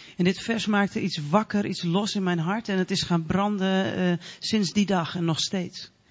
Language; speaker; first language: Dutch; native; Dutch